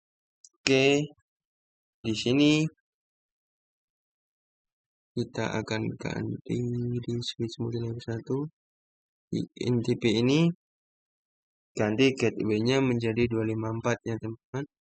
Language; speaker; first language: Indonesian; native; Indonesian